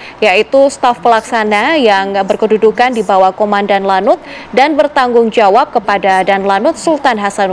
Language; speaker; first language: Indonesian; native; Indonesian